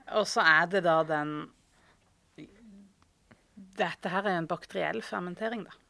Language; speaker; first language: Norwegian; native; Norwegian